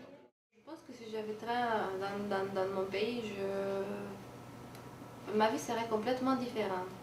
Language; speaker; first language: French; non-native, local second language; Spanish